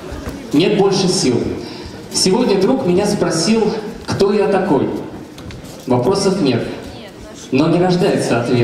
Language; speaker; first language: Russian; native; Russian